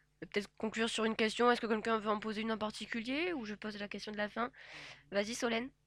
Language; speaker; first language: French; native; French